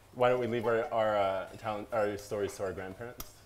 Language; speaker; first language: English; native; English